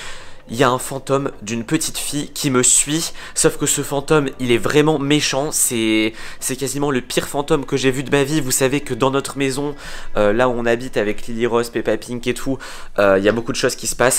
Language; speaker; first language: French; native; French